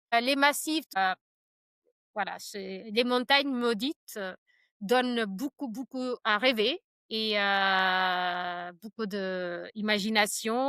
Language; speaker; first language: French; non-native, fluent; Albanian